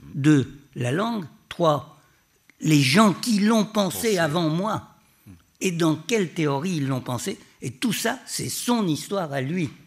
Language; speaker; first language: French; native; French